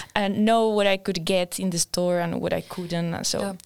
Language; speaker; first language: English; non-native, fluent; Spanish